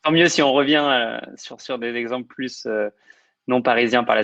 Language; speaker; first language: French; native; French